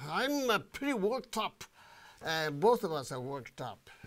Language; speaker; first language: English; non-native, fluent; Japanese